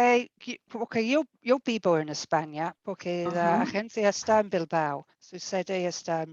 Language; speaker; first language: Spanish; non-native, fluent; English